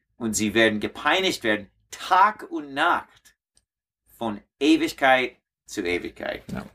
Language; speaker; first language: German; non-native, learner; English